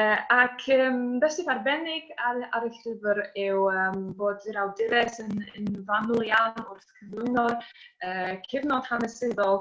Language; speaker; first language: Welsh; non-native, fluent; Polish